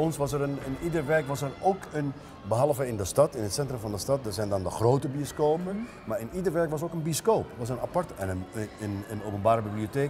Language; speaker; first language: Dutch; non-native, fluent; Arabic